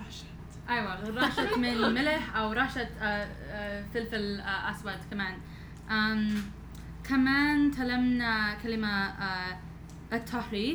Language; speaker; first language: Arabic; non-native, learner; English